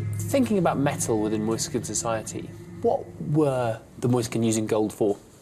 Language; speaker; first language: English; native; English